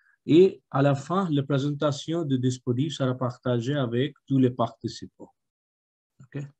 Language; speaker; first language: French; non-native, fluent; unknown